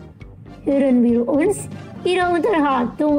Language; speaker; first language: German; non-native, fluent; Indonesian